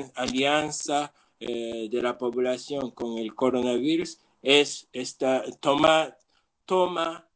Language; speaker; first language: Spanish; non-native, learner; Japanese